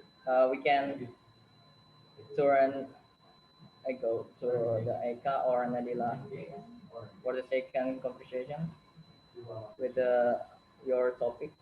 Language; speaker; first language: English; non-native, learner; Indonesian